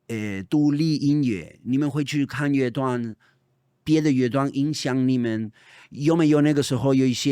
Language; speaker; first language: Chinese; non-native, fluent; Spanish